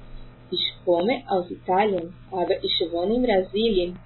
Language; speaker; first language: German; non-native, fluent; Portuguese